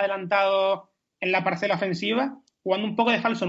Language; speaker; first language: Spanish; native; Spanish